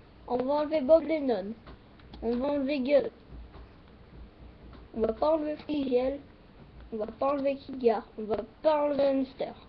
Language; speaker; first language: French; native; French